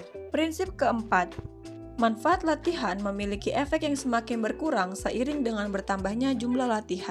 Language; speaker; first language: Indonesian; native; Indonesian